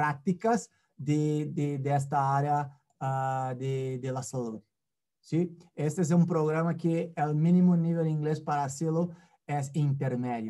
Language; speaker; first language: Spanish; non-native, fluent; Portuguese